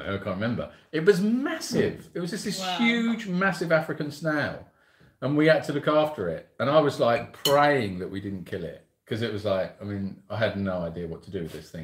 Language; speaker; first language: English; native; English